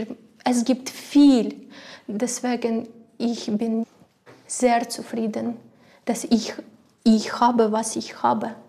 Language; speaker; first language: German; non-native, learner; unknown